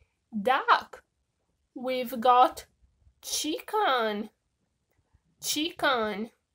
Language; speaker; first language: English; non-native, fluent; Romanian